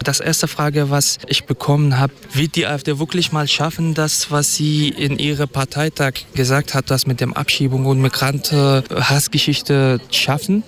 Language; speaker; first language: German; non-native, fluent; Kurdish